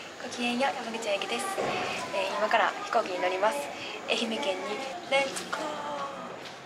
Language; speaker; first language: Japanese; native; Japanese